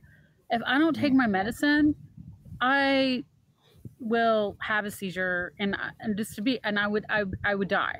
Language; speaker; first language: English; native; English